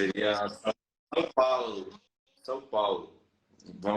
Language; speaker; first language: Portuguese; non-native, fluent; Spanish